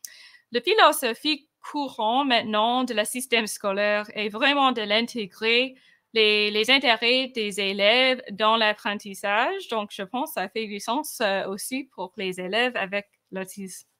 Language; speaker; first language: French; non-native, fluent; English